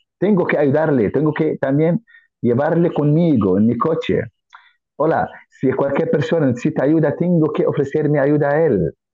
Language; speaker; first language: Spanish; non-native, fluent; Arabic